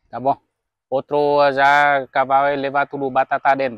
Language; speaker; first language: Portuguese; non-native, learner; Vietnamese